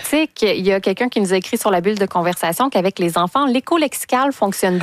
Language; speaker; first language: French; native; French